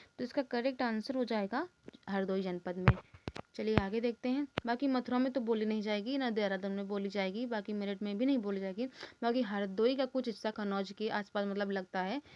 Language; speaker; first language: Hindi; native; Hindi